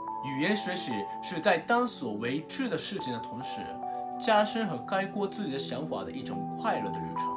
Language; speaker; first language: Chinese; non-native, fluent; Japanese